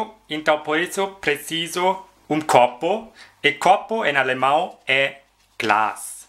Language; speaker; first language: Portuguese; non-native, fluent; German